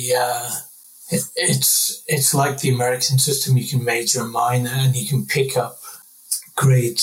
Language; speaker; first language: English; native; English